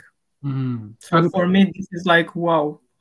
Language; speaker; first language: English; non-native, fluent; Romanian